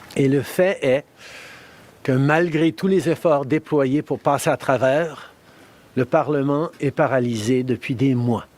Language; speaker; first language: French; native; French